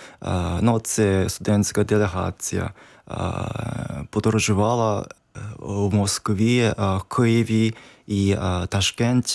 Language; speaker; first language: Ukrainian; non-native, fluent; Japanese